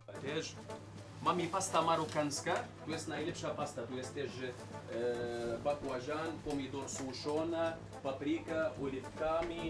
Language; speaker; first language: Polish; non-native, learner; Arabic